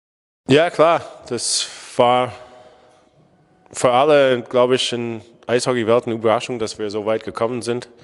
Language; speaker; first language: German; non-native, fluent; English